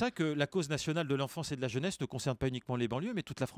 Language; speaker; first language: French; native; French